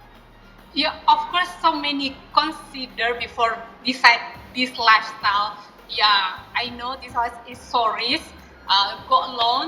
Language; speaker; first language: English; non-native, learner; Indonesian